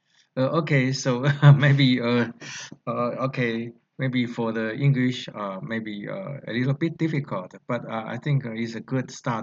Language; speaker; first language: English; non-native, learner; Chinese